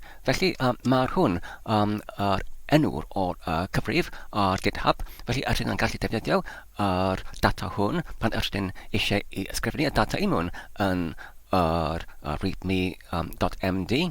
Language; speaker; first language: Welsh; non-native, learner; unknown